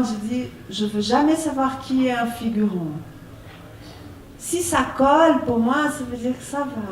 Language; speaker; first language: French; non-native, fluent; Portuguese